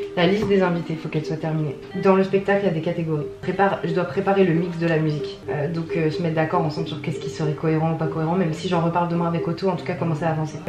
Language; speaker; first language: French; native; French